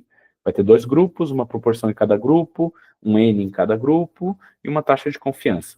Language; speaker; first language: Portuguese; native; Portuguese